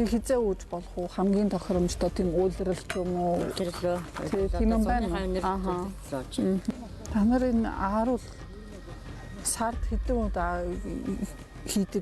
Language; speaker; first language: Mongolian; non-native, fluent; Polish